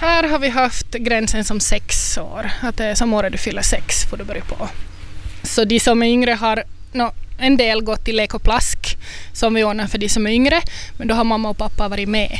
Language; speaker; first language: Swedish; native; Swedish